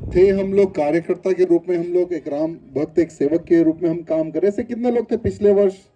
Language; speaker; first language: Hindi; non-native, local second language; Telugu